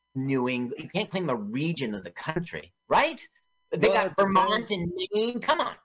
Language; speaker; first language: English; native; English